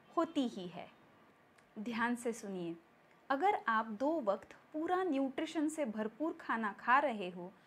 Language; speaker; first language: Hindi; non-native, local second language; Marathi